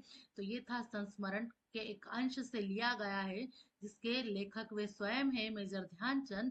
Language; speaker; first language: Hindi; native; Hindi